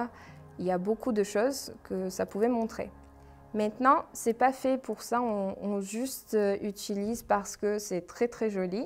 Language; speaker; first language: French; non-native, fluent; Armenian